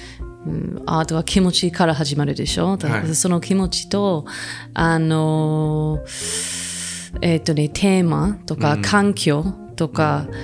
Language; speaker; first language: Japanese; non-native, fluent; English